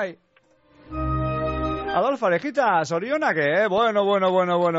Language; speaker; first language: Basque; native; Basque